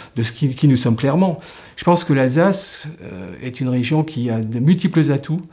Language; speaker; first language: French; native; French